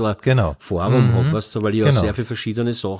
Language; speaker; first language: German; native; German